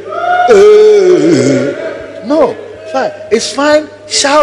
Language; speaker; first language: English; non-native, local second language; Akan